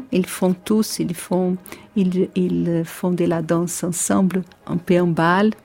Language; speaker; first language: French; non-native, fluent; Portuguese